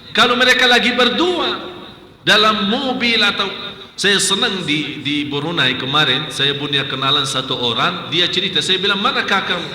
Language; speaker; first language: Malay; non-native, fluent; Arabic